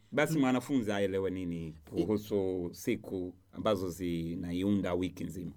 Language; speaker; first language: Swahili; non-native, local second language; Rundi